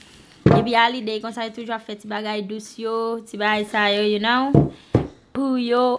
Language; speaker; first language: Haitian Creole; early bilingual, heritage; Haitian Creole